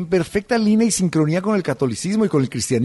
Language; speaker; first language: Spanish; native; Spanish